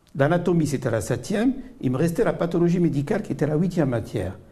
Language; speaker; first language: French; non-native, local second language; Arabic